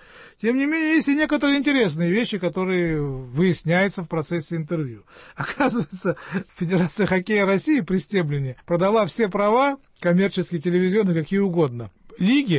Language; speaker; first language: Russian; native; Russian